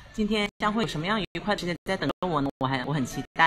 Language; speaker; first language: Chinese; native; Chinese